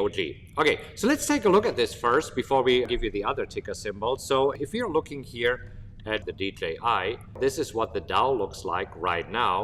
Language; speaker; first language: English; non-native, fluent; German